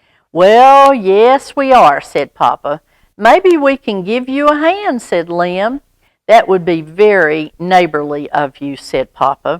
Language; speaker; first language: English; native; English